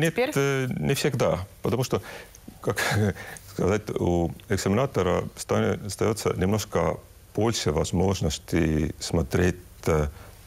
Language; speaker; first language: Russian; non-native, local second language; Estonian